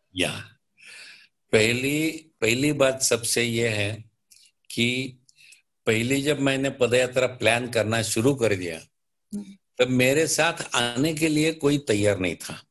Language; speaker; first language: Hindi; non-native, local second language; Marathi